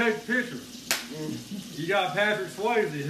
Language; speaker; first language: English; native; English